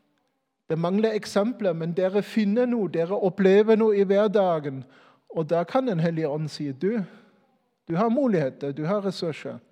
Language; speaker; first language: Norwegian; non-native, fluent; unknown